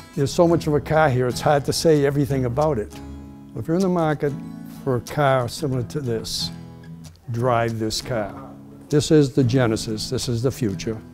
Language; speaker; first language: English; native; English